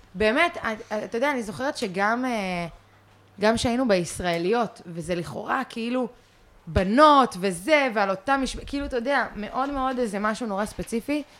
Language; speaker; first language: Hebrew; early bilingual, other home language; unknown